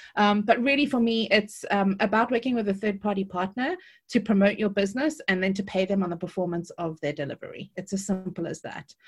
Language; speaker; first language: English; native; English